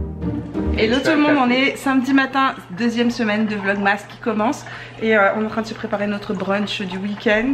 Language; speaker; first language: French; native; French